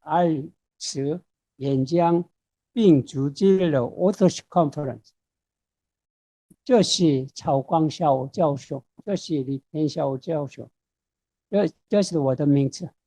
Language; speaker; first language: Chinese; non-native, fluent; Korean